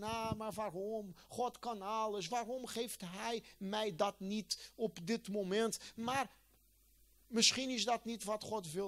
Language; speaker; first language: Dutch; non-native, fluent; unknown